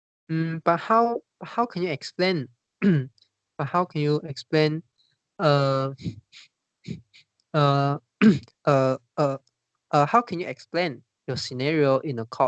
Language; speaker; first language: English; non-native, learner; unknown